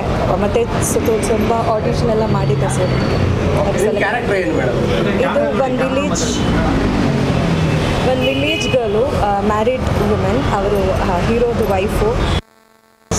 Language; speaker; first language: Kannada; non-native, local second language; Malayalam